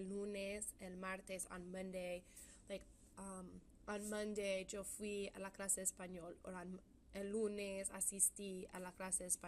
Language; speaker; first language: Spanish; non-native, fluent; English